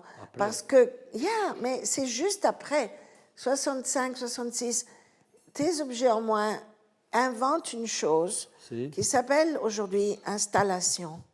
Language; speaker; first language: French; non-native, fluent; Italian